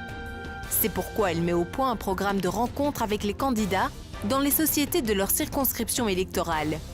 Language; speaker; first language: French; native; French